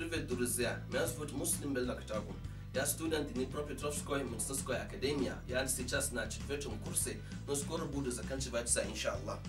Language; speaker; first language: Russian; non-native, learner; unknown